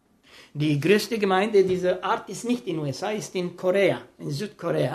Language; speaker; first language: German; non-native, fluent; Romanian